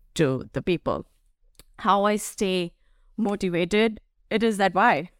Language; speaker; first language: English; non-native, local second language; Hindi